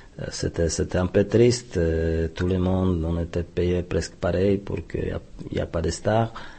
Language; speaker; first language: French; non-native, fluent; Czech